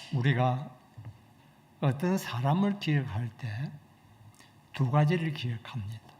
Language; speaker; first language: Korean; native; Korean